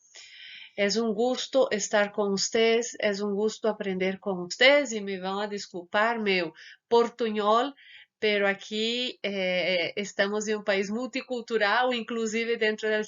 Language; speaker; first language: Spanish; non-native, fluent; Portuguese